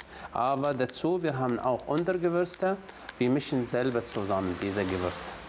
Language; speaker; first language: German; non-native, learner; Arabic